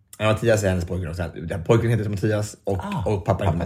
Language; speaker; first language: Swedish; native; Swedish